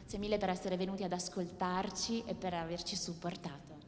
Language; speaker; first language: Italian; native; Italian